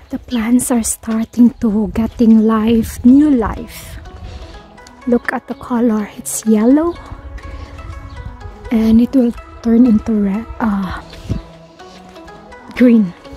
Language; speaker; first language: English; non-native, local second language; Filipino